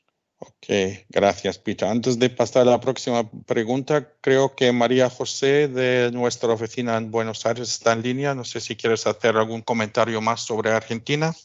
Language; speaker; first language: Spanish; non-native, fluent; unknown